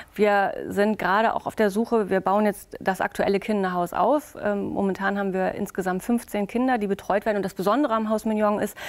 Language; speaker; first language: German; native; German